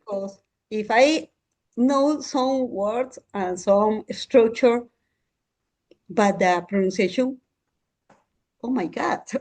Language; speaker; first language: English; non-native, learner; Spanish